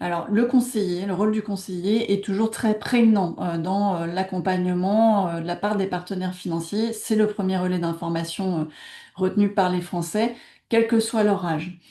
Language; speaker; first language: French; native; French